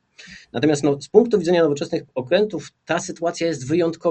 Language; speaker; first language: Polish; native; Polish